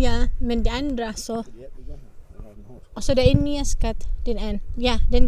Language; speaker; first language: Danish; non-native, learner; Filipino